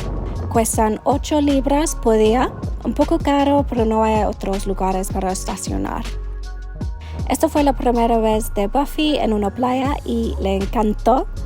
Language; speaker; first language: Spanish; non-native, learner; English